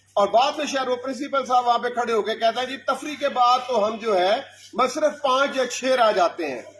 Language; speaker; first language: Urdu; non-native, local second language; Punjabi